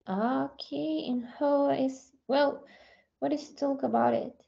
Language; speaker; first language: English; non-native, learner; Spanish